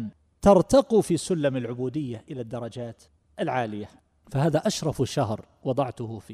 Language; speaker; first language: Arabic; native; Arabic